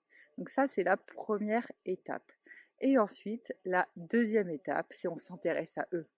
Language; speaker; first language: French; native; French